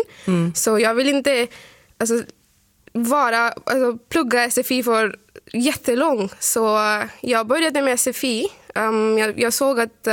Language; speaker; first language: Swedish; non-native, fluent; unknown